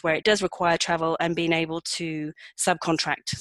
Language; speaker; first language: English; native; English